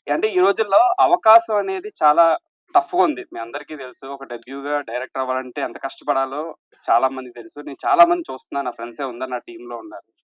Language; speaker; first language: Telugu; native; Telugu